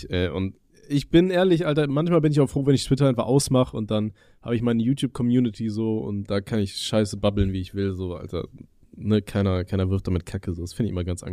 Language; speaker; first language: German; native; German